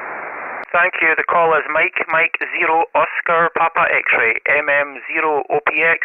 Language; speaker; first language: English; native; English